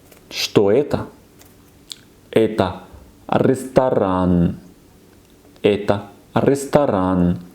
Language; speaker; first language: Russian; non-native, fluent; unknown